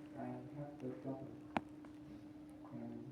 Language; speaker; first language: English; non-native, learner; Vietnamese